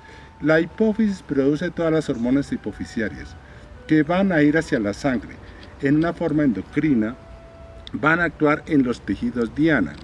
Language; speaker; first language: Spanish; native; Spanish